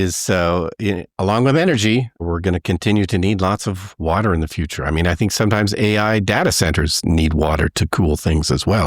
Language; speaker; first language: English; native; English